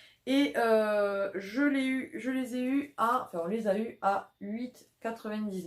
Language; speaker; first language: French; native; French